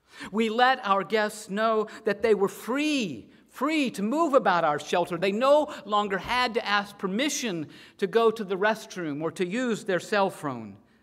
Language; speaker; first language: English; native; English